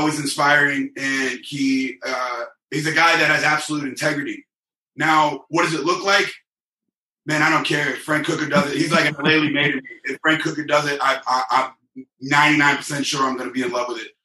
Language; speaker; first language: English; native; English